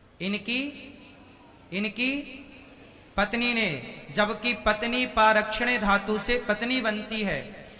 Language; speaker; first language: Hindi; native; Hindi